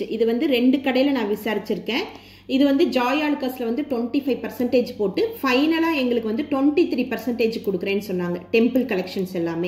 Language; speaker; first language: Tamil; native; Tamil